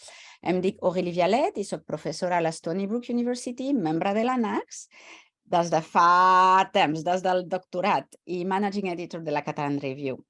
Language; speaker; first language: Catalan; non-native, fluent; French